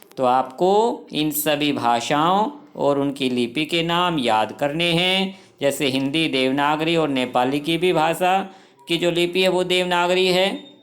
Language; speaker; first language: Hindi; native; Hindi